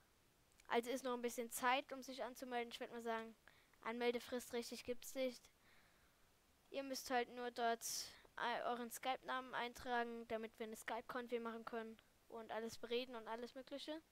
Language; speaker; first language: German; native; German